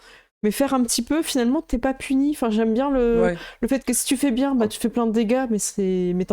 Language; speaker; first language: French; native; French